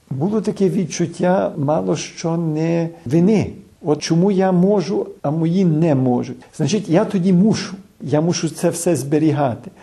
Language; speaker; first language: Ukrainian; early bilingual, heritage; Ukrainian